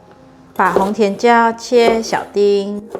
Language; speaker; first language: Chinese; native; Chinese